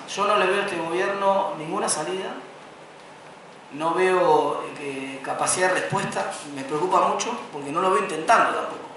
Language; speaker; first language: Spanish; native; Spanish